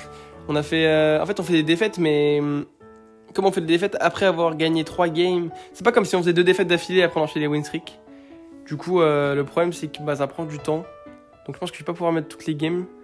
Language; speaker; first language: French; native; French